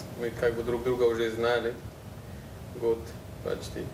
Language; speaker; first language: Russian; non-native, fluent; Uzbek